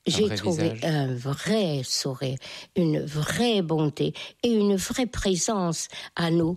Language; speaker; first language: French; non-native, fluent; Hungarian